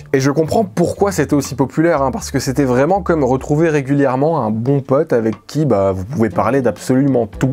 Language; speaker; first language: French; native; French